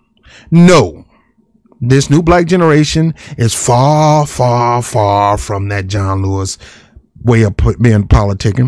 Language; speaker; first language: English; native; English